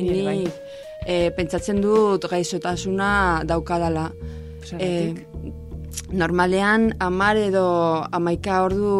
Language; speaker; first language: Basque; non-native, local second language; Spanish